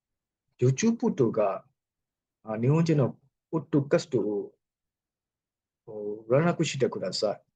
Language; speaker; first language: Japanese; non-native, learner; Burmese